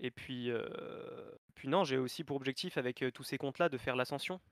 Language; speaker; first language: French; native; French